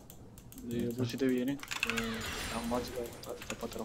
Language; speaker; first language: Spanish; native; Spanish